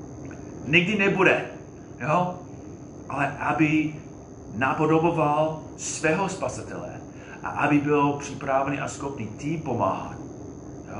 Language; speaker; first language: Czech; non-native, fluent; English